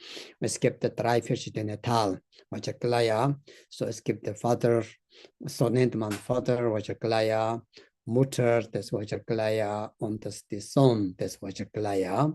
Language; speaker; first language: German; non-native, learner; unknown